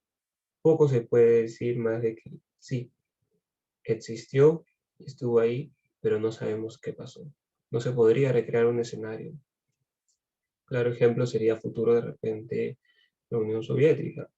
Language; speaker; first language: Spanish; native; Spanish